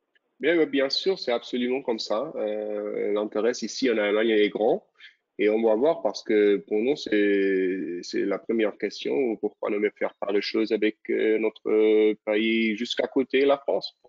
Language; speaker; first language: French; non-native, fluent; German